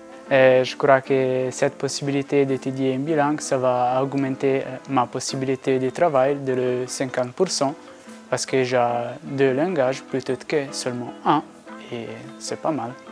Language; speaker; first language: French; non-native, local second language; Italian